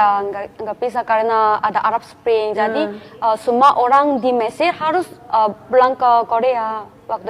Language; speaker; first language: Indonesian; non-native, fluent; Korean